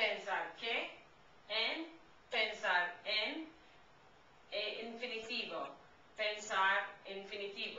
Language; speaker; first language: Spanish; non-native, fluent; English